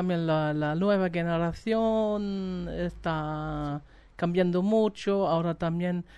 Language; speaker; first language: Spanish; non-native, fluent; German